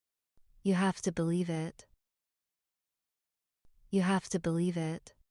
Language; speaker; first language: English; non-native, fluent; Portuguese